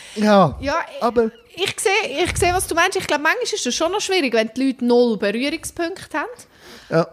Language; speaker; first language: German; native; German